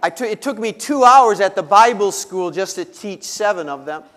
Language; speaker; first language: English; native; English